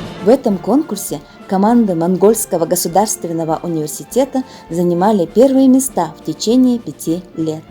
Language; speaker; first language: Russian; non-native, fluent; Mongolian